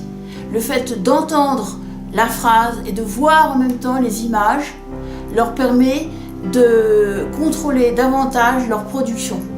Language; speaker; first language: French; native; French